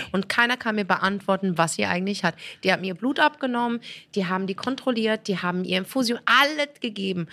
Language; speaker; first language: German; early bilingual, other home language; Arabic